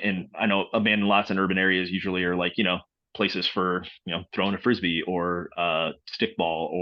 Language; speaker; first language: English; native; English